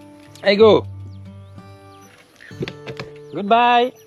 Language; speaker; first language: English; non-native, learner; French